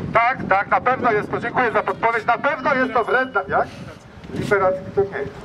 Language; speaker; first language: Polish; native; Polish